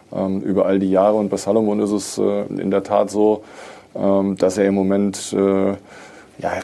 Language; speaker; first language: German; native; German